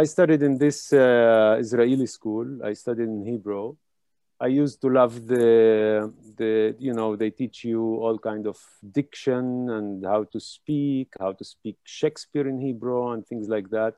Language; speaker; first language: English; non-native, fluent; Hebrew